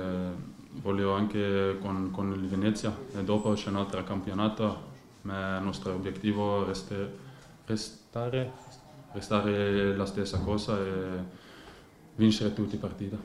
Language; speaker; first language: Italian; non-native, learner; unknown